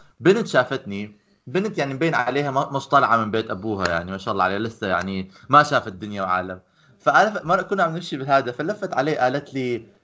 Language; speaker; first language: Arabic; native; Arabic